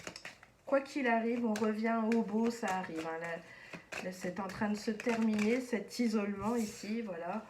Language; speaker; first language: French; native; French